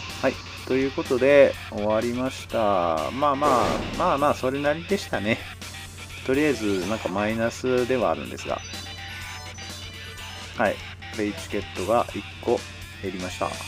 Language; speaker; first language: Japanese; native; Japanese